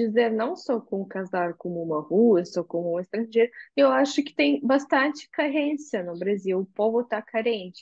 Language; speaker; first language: Portuguese; non-native, fluent; Russian